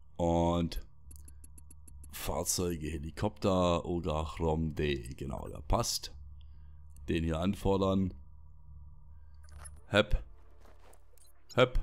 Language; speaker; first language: German; native; German